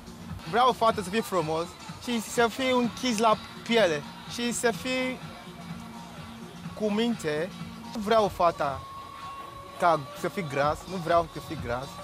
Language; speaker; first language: Romanian; non-native, learner; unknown